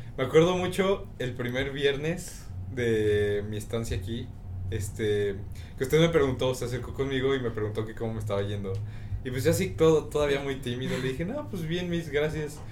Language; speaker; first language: Spanish; native; Spanish